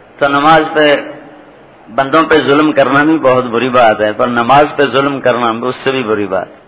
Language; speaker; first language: Urdu; non-native, local second language; Punjabi